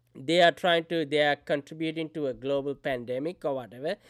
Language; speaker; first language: English; non-native, local second language; Sinhala